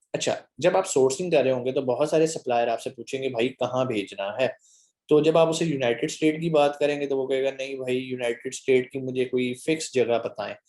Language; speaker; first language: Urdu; native; Urdu